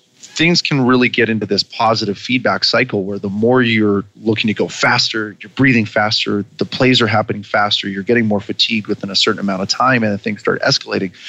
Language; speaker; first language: English; native; English